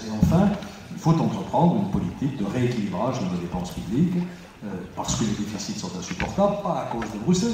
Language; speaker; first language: French; native; French